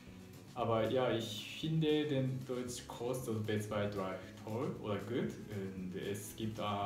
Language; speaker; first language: German; non-native, learner; Japanese